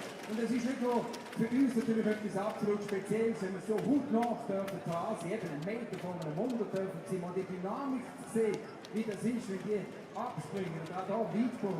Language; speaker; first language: German; native; German